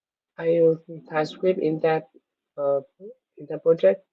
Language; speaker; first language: English; non-native, learner; Vietnamese